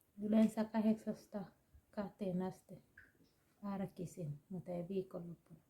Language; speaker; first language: Finnish; non-native, learner; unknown